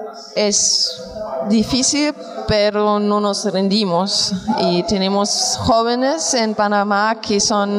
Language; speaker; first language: Spanish; non-native, fluent; German